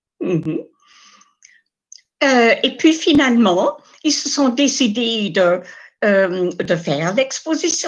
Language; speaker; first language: French; non-native, fluent; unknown